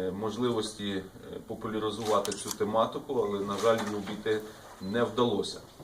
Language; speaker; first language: Ukrainian; native; Ukrainian